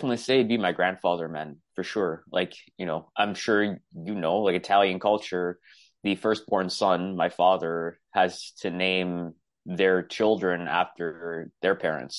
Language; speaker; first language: English; native; English